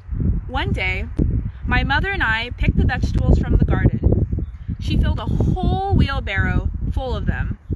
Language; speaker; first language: English; native; English